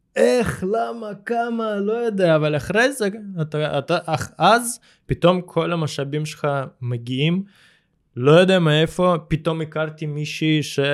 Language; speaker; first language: Hebrew; early bilingual, other home language; Russian